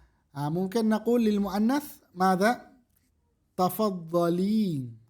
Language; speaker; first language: Arabic; non-native, fluent; Indonesian